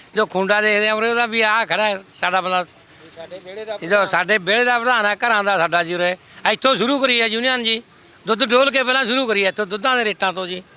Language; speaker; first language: Punjabi; native; Punjabi